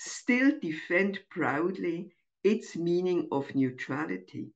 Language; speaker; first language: English; non-native, fluent; German